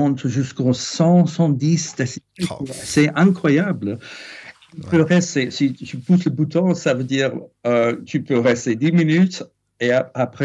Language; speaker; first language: French; non-native, fluent; English